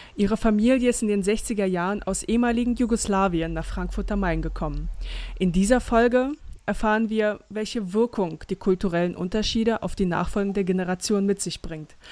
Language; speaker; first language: German; early bilingual, other home language; Russian